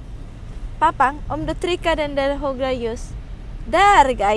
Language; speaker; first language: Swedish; non-native, learner; Filipino